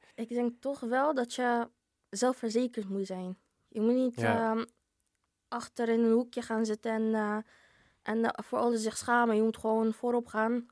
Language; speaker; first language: Dutch; early bilingual, other home language; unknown